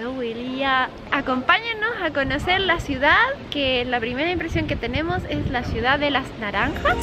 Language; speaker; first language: Spanish; native; Spanish